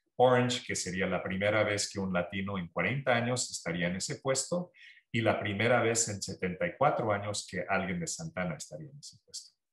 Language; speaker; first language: Spanish; early bilingual, heritage; Spanish